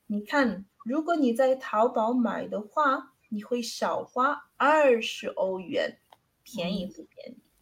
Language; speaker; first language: Chinese; non-native, learner; Spanish